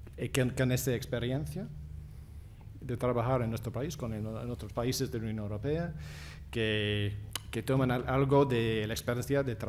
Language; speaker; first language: Spanish; non-native, fluent; English